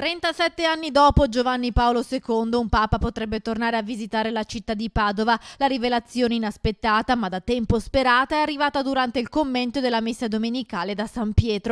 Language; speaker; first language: Italian; native; Italian